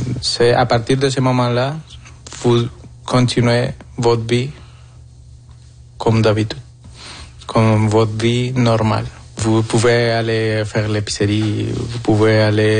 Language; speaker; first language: French; non-native, fluent; Spanish